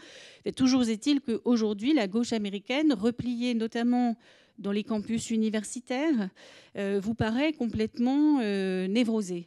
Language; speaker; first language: French; native; French